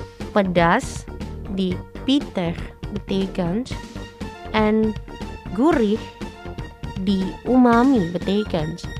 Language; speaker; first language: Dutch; non-native, learner; Indonesian